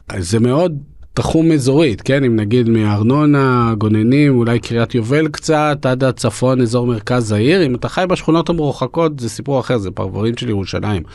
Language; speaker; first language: Hebrew; early bilingual, other home language; Russian